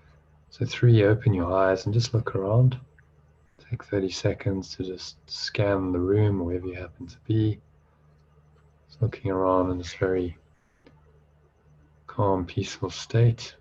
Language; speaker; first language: English; native; English